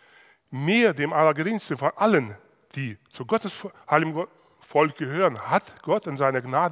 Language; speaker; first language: German; non-native, fluent; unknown